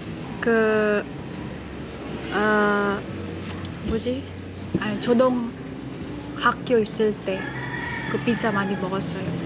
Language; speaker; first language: Korean; non-native, learner; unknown